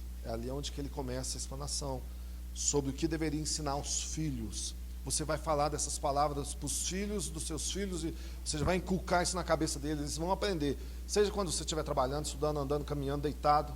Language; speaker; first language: Portuguese; native; Portuguese